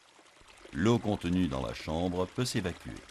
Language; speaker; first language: French; native; French